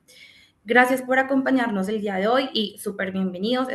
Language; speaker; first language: Spanish; native; Spanish